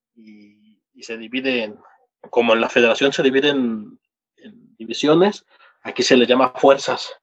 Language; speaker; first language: Spanish; native; Spanish